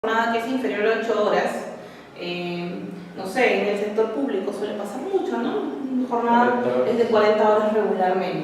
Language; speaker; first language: Spanish; native; Spanish